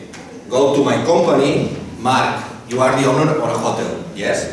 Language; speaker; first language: English; non-native, fluent; Catalan